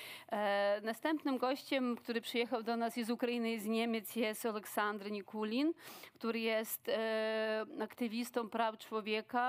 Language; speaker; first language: Polish; non-native, fluent; Ukrainian